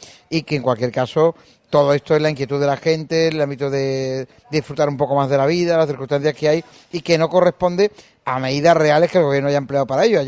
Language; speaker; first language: Spanish; native; Spanish